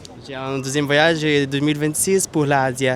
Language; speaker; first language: French; non-native, learner; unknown